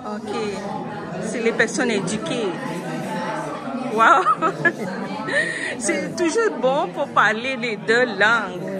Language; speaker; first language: French; non-native, learner; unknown